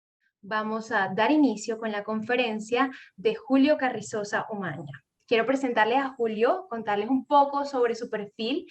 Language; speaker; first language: Spanish; native; Spanish